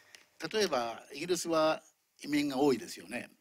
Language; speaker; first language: Japanese; native; Japanese